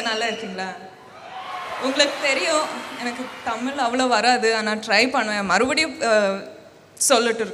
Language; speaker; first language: Tamil; non-native, local second language; Kannada